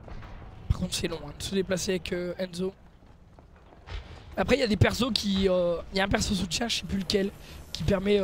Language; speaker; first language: French; native; French